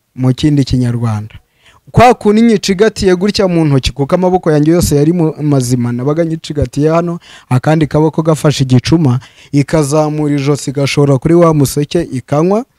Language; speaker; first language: Kinyarwanda; native; Kinyarwanda